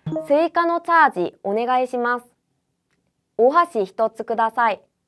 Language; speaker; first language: Japanese; non-native, fluent; Korean